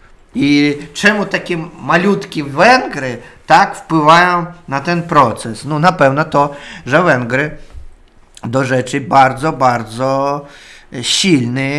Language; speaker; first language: Polish; non-native, learner; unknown